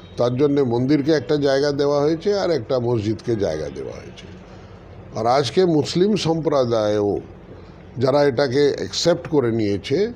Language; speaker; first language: Bangla; non-native, local second language; Punjabi